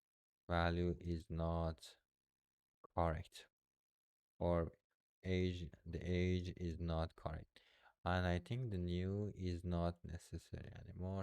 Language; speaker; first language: English; non-native, fluent; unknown